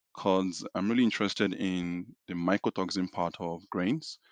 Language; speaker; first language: English; non-native, local second language; Yoruba